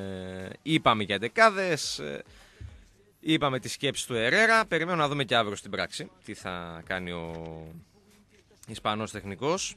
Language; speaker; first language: Greek; native; Greek